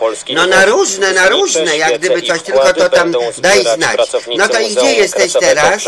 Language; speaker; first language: Polish; native; Polish